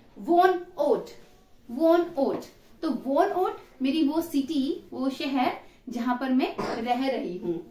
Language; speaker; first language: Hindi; native; Hindi